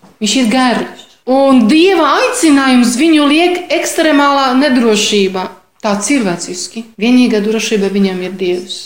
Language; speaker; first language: Latvian; non-native, fluent; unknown